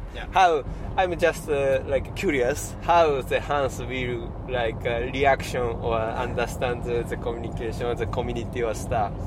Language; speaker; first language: English; non-native, learner; Japanese